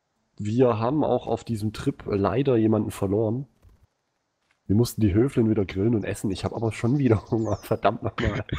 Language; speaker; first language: German; native; German